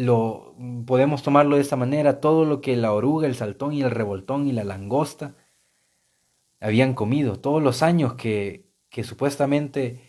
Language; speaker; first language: Spanish; native; Spanish